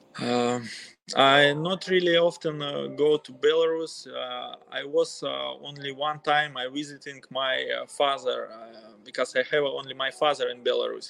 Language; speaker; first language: English; non-native, learner; Russian